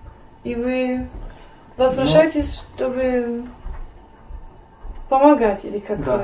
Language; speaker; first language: Russian; non-native, learner; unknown